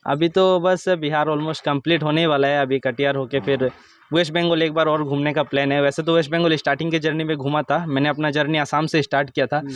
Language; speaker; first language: Hindi; non-native, local second language; Assamese